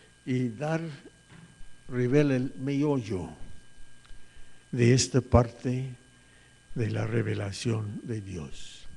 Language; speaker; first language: Spanish; non-native, fluent; English